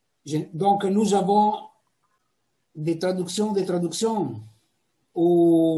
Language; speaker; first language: French; non-native, fluent; Italian